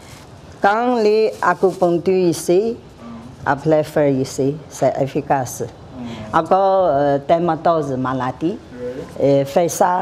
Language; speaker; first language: French; non-native, learner; Chinese